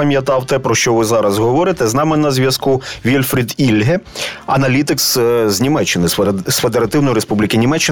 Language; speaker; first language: Ukrainian; native; Ukrainian